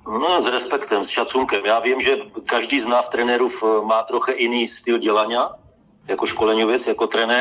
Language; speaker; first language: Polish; non-native, learner; Czech